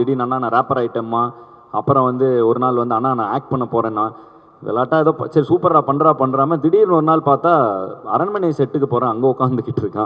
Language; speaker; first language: Tamil; native; Tamil